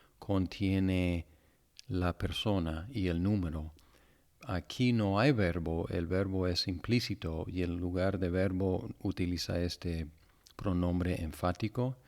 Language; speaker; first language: Spanish; non-native, fluent; English